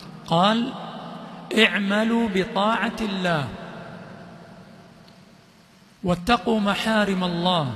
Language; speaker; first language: Arabic; non-native, fluent; Swahili